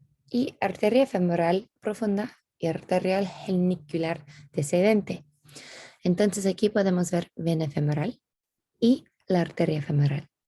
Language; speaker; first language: Spanish; non-native, fluent; English